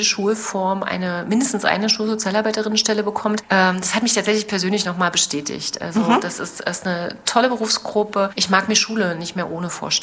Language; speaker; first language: German; native; German